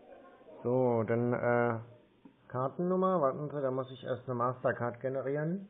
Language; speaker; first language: German; native; German